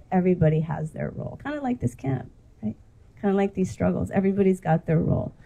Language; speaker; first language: English; native; English